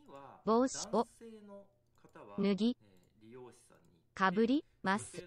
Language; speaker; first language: Japanese; non-native, learner; English